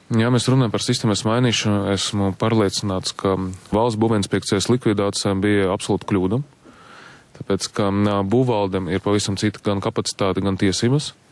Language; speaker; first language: Latvian; non-native, local second language; Russian